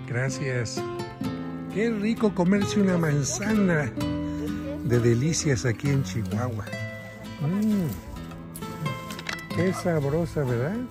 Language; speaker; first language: Spanish; native; Spanish